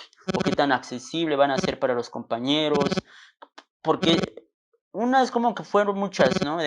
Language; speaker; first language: Spanish; non-native, local second language; Tzotzil